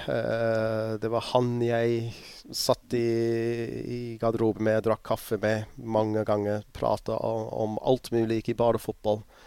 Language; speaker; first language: Norwegian; non-native, fluent; English